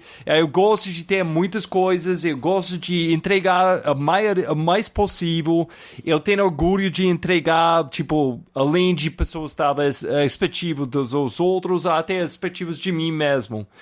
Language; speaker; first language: Portuguese; non-native, fluent; English